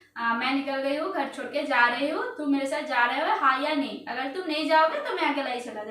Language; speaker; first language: Hindi; non-native, local second language; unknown